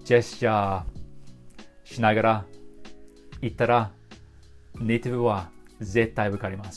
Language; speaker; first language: Japanese; non-native, fluent; English